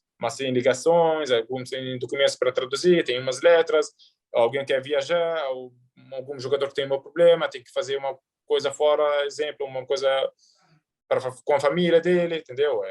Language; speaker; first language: Portuguese; early bilingual, heritage; Arabic